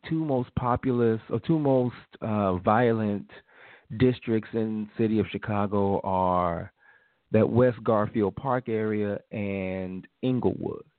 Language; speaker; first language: English; native; English